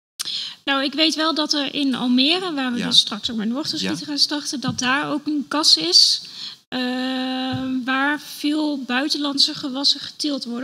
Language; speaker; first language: Dutch; native; Dutch